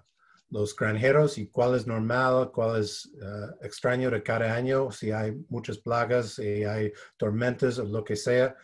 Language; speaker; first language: Spanish; non-native, fluent; English